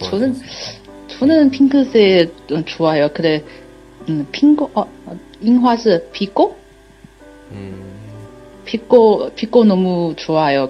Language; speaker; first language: Korean; non-native, learner; Chinese